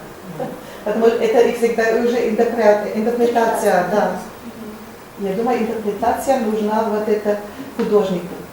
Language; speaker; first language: Russian; non-native, learner; German